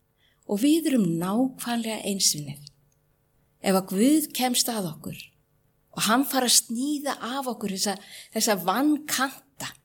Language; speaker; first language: Icelandic; native; Icelandic